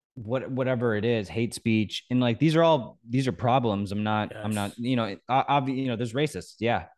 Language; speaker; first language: English; native; English